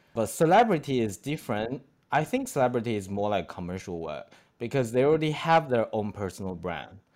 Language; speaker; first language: English; non-native, fluent; Chinese